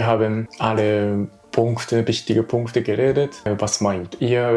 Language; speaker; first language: German; non-native, learner; Japanese